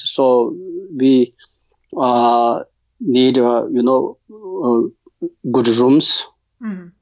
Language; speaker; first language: English; non-native, learner; Tibetan